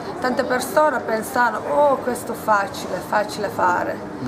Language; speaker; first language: Italian; non-native, learner; Hungarian